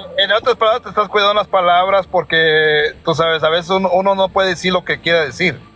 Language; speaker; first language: Spanish; native; Spanish